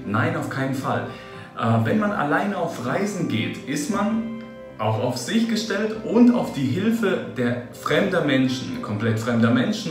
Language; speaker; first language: German; early bilingual, other home language; Russian